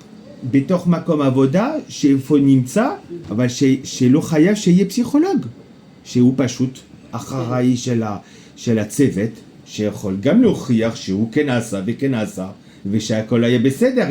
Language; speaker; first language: Hebrew; non-native, fluent; French